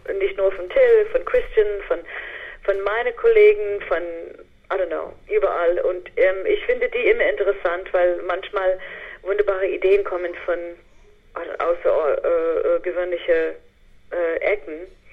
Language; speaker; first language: German; non-native, fluent; English